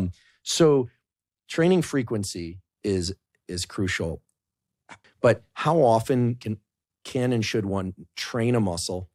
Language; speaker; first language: English; native; English